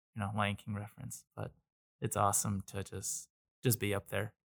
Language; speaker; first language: English; native; English